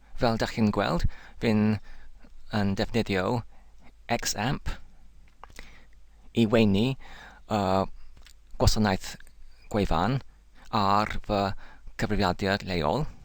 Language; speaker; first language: Welsh; non-native, learner; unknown